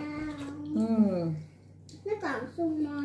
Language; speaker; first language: Vietnamese; early bilingual, heritage; Vietnamese